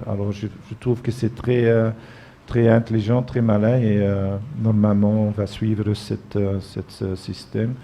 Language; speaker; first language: French; non-native, fluent; Dutch